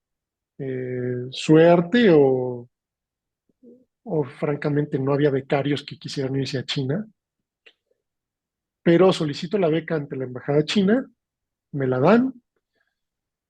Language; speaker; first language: Spanish; native; Spanish